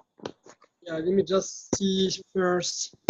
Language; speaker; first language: English; non-native, fluent; Arabic